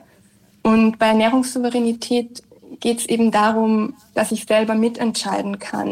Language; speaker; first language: German; native; German